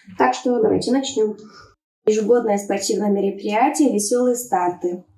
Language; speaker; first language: Russian; early bilingual, heritage; Russian